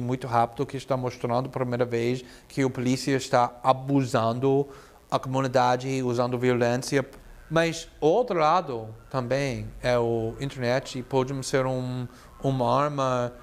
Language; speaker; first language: Portuguese; non-native, fluent; English